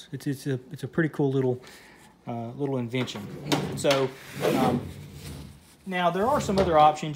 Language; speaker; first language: English; native; English